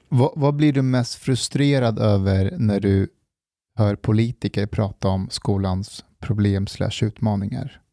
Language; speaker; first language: Swedish; early bilingual, other home language; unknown